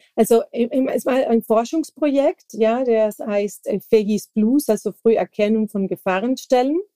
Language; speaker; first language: German; non-native, fluent; Spanish